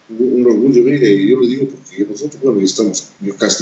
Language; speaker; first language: Spanish; native; Spanish